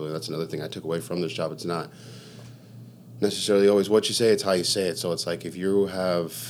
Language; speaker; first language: English; native; English